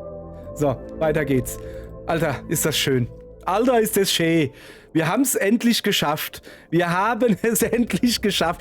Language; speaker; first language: German; native; German